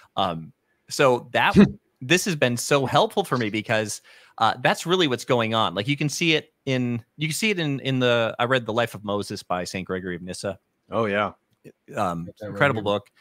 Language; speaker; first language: English; native; English